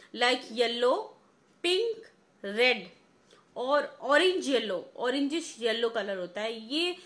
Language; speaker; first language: Hindi; native; Hindi